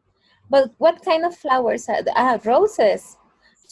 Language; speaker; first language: English; non-native, fluent; Spanish